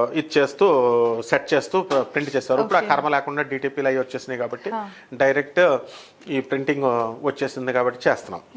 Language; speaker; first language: Telugu; native; Telugu